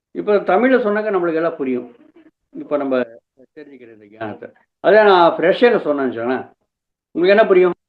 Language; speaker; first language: Tamil; non-native, local second language; Telugu